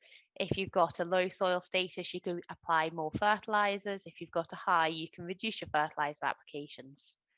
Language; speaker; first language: English; native; English